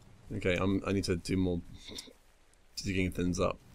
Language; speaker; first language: English; native; English